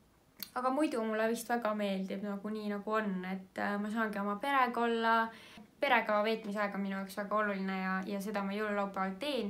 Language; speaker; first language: Estonian; native; Estonian